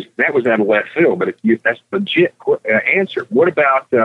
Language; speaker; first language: English; native; English